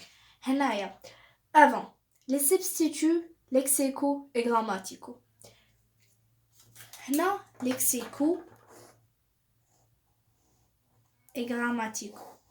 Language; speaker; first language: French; non-native, local second language; Arabic